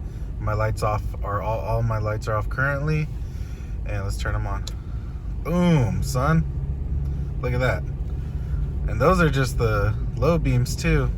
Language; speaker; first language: English; native; English